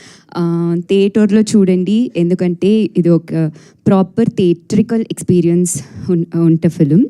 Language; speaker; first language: Telugu; non-native, learner; Tamil